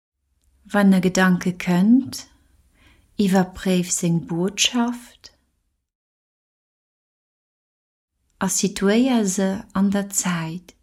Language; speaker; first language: German; non-native, local second language; Luxembourgish